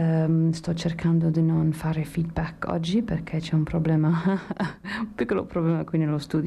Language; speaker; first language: Italian; non-native, fluent; English